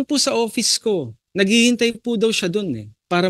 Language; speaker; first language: Filipino; native; Filipino